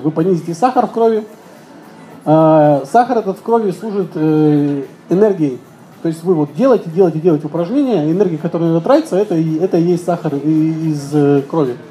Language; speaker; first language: Russian; native; Russian